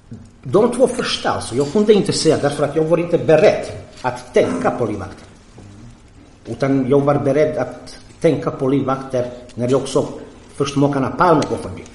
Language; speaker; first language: Swedish; non-native, fluent; Croatian